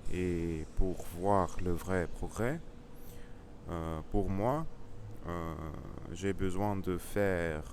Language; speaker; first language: French; non-native, learner; Russian